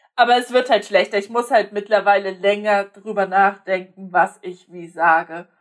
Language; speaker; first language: German; non-native, local second language; Polish